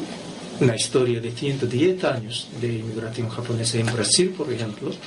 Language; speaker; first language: Spanish; non-native, fluent; Japanese